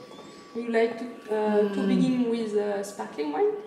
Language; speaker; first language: English; non-native, learner; French